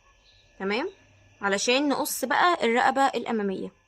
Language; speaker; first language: Arabic; native; Arabic